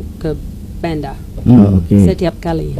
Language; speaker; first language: Indonesian; non-native, fluent; English